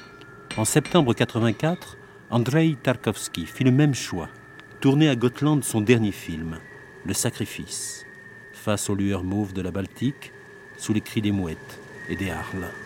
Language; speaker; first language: French; native; French